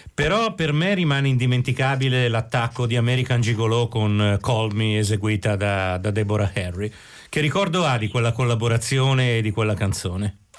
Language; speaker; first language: Italian; native; Italian